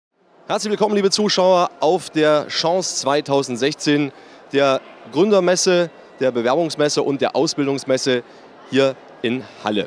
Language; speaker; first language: German; native; German